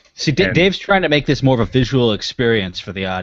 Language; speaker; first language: English; native; English